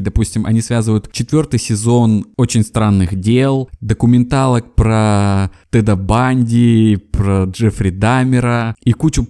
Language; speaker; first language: Russian; native; Russian